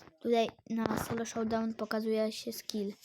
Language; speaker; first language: Polish; native; Polish